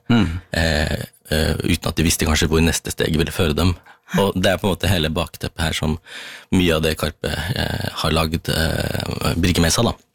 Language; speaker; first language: Norwegian; early bilingual, other home language; Tamil